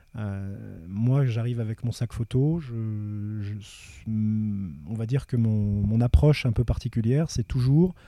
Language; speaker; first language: French; native; French